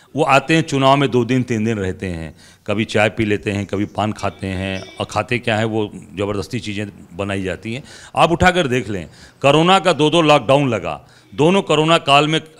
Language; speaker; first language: Hindi; native; Hindi